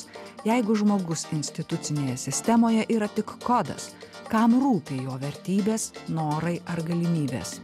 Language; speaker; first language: Lithuanian; native; Lithuanian